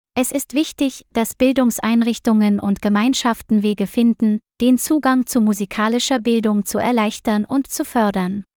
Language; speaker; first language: German; non-native, fluent; Vietnamese